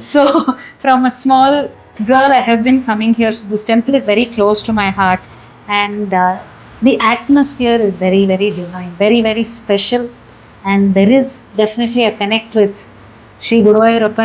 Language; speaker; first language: English; non-native, local second language; Tamil